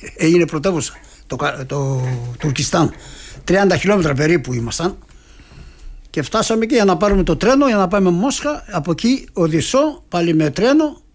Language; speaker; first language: Greek; early bilingual, other home language; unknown